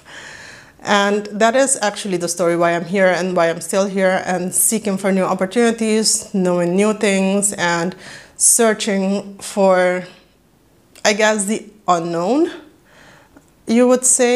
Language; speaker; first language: English; non-native, fluent; Papiamento